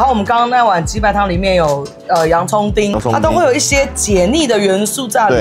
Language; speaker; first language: Chinese; native; Chinese